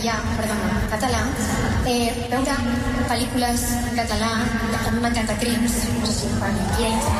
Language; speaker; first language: Catalan; non-native, local second language; Spanish